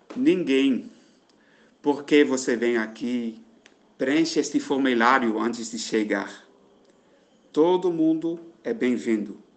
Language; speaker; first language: Portuguese; non-native, fluent; Dutch